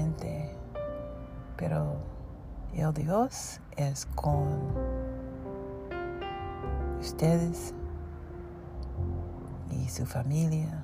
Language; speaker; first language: Spanish; non-native, learner; English